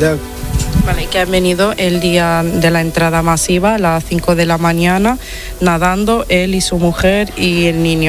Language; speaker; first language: Spanish; non-native, fluent; Italian